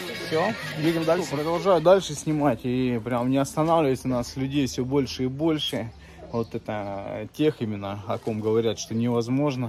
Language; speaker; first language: Russian; native; Russian